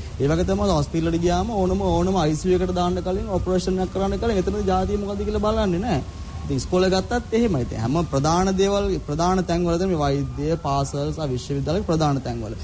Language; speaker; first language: Sinhala; non-native, local second language; Tamil